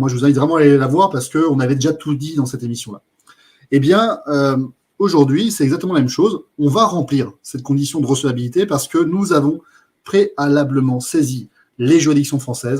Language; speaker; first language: French; native; French